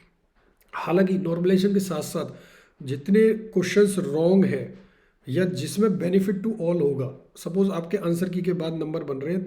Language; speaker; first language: Hindi; native; Hindi